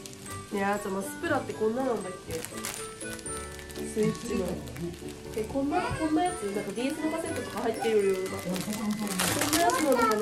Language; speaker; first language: Japanese; native; Japanese